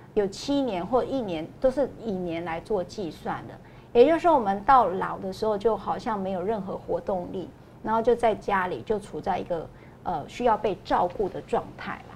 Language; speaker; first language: Chinese; non-native, local second language; Min Nan Chinese